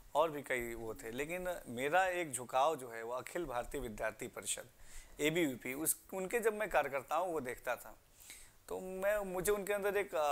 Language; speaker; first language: Hindi; native; Hindi